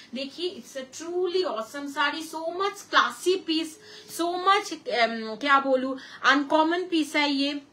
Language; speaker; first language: Hindi; non-native, local second language; Bangla